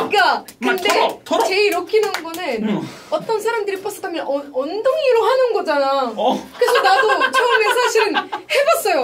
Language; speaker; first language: Korean; non-native, fluent; Arabic